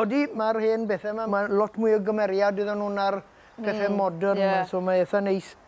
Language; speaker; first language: Welsh; native; Welsh